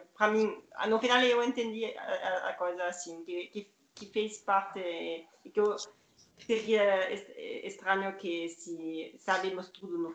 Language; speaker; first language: Portuguese; non-native, learner; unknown